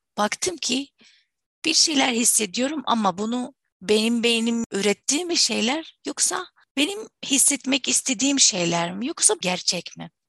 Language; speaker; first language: Turkish; non-native, fluent; Arabic